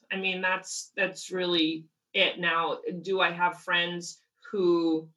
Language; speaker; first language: English; native; English